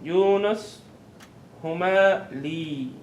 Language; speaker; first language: Arabic; non-native, fluent; English